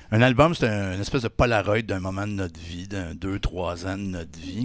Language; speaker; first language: French; native; French